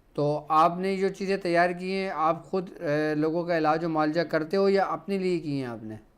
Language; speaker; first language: Urdu; native; Urdu